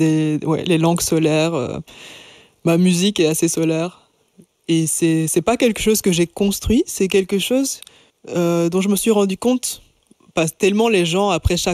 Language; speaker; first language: French; native; French